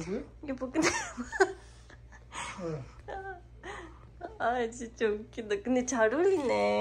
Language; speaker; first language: Korean; non-native, learner; Turkish